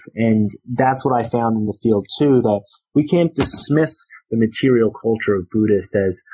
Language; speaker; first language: English; native; English